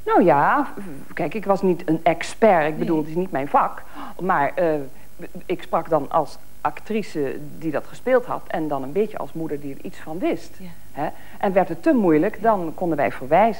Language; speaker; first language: Dutch; native; Dutch